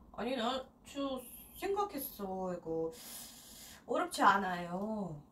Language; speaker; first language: Korean; non-native, learner; Russian